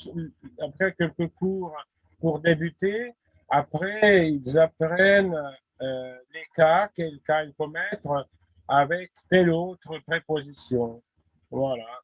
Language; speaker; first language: French; non-native, fluent; Russian